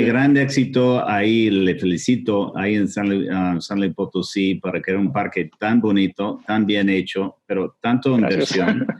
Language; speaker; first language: Spanish; non-native, fluent; English